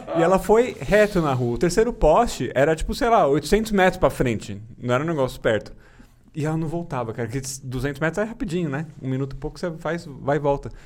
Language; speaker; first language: Portuguese; native; Portuguese